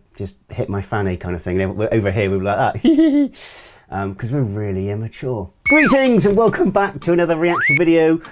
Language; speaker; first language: English; native; English